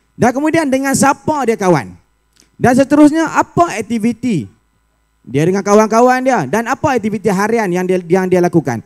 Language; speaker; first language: Malay; native; Malay